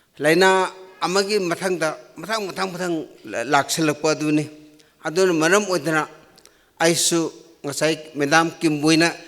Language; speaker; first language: Manipuri; non-native, local second language; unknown